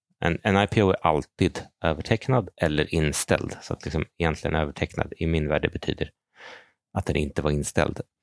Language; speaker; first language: Swedish; native; Swedish